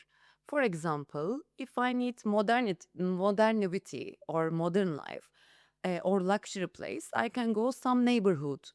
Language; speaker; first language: English; non-native, learner; Turkish